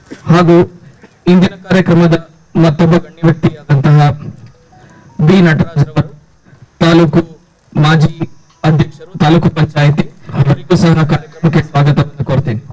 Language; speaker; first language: Kannada; native; Kannada